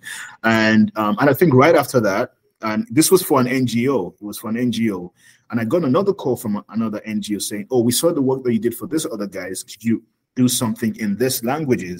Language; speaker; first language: English; non-native, local second language; Yoruba